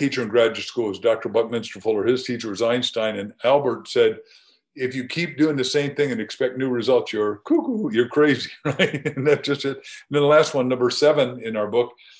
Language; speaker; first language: English; native; English